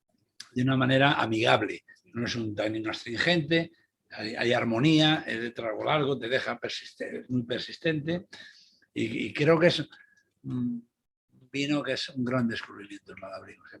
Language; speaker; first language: Spanish; native; Spanish